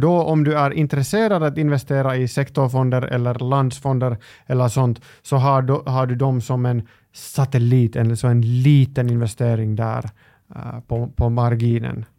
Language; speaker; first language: Swedish; non-native, local second language; Finnish